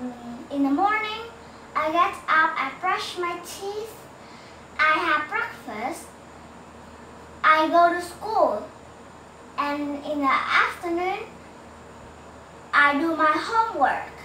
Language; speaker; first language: English; non-native, learner; Vietnamese